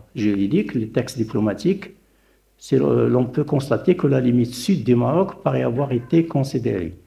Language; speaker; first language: French; non-native, local second language; Arabic